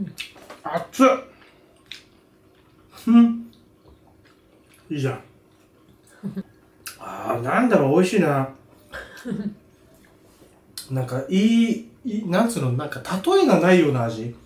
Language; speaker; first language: Japanese; native; Japanese